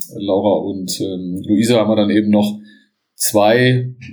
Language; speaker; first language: German; native; German